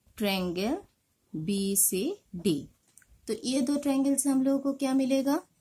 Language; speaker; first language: Hindi; non-native, local second language; Bangla